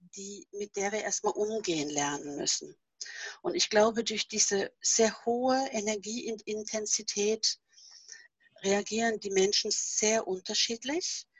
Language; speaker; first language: German; non-native, fluent; Norwegian